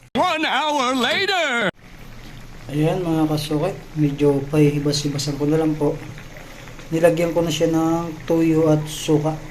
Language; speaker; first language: Filipino; non-native, local second language; Bikol